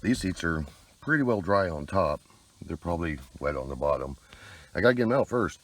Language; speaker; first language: English; native; English